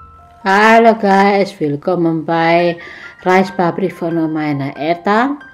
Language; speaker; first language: German; non-native, learner; Indonesian